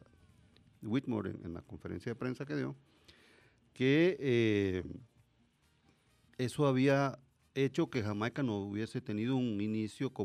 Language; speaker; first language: Spanish; native; Spanish